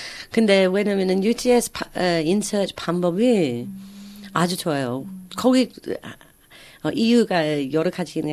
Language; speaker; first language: Korean; non-native, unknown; English